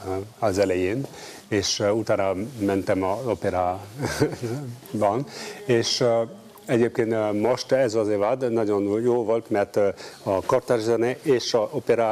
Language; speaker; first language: Hungarian; non-native, learner; French